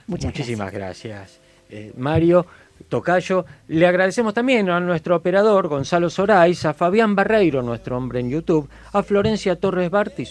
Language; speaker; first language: Spanish; native; Spanish